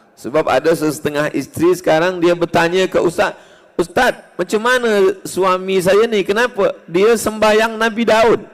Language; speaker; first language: Malay; native; Malay